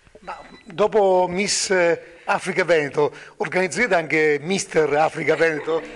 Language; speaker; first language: Italian; native; Italian